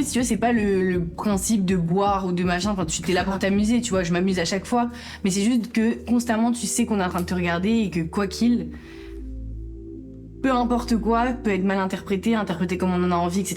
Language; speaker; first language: French; native; French